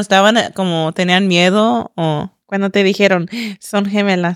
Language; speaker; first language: Spanish; early bilingual, heritage; Spanish